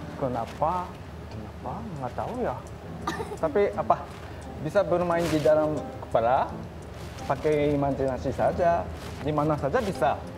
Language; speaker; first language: Indonesian; non-native, learner; Japanese